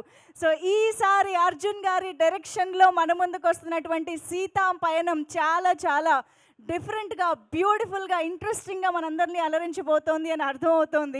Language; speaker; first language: Telugu; native; Telugu